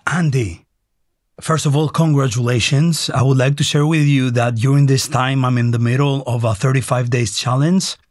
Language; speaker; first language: English; non-native, fluent; Greek